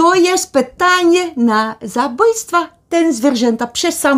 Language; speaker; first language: Polish; non-native, learner; Dutch